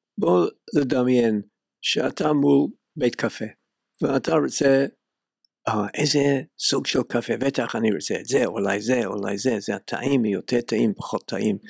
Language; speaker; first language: Hebrew; non-native, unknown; English